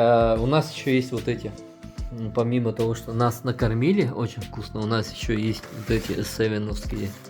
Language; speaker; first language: Russian; native; Russian